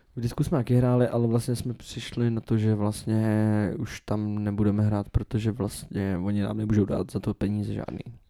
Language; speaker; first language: Czech; native; Czech